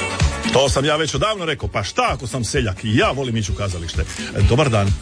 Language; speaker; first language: Serbian; native; Serbian